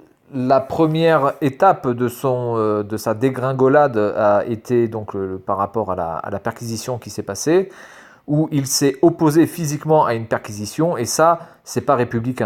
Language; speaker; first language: French; native; French